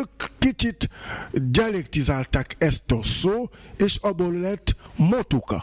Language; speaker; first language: Hungarian; non-native, fluent; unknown